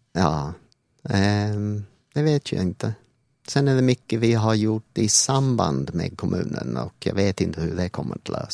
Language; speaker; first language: Swedish; non-native, fluent; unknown